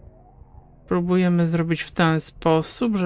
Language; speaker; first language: Polish; native; Polish